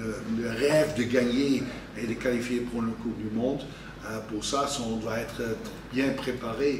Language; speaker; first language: French; non-native, fluent; Dutch